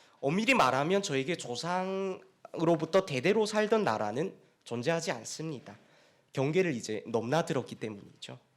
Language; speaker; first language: Korean; native; Korean